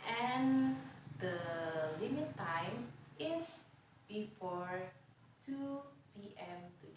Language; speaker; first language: English; non-native, fluent; Indonesian